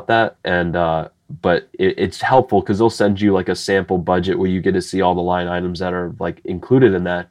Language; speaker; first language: English; native; English